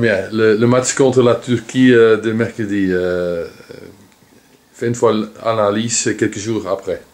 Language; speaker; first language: French; non-native, local second language; Dutch